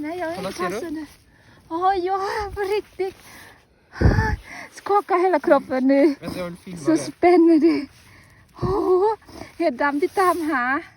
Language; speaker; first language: Swedish; non-native, learner; Thai